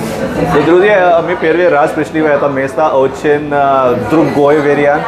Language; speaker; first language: Russian; non-native, learner; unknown